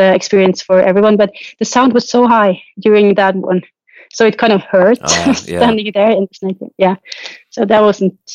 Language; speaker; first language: English; non-native, fluent; Norwegian